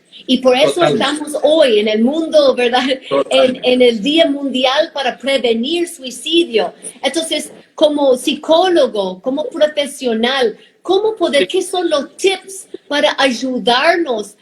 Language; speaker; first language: Spanish; non-native, fluent; English